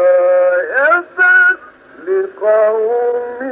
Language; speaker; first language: Arabic; native; Arabic